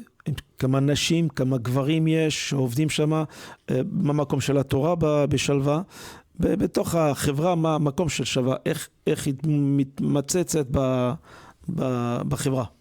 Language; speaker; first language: Hebrew; non-native, learner; French